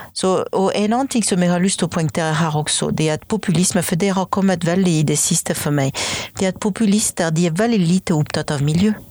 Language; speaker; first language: Norwegian; non-native, fluent; French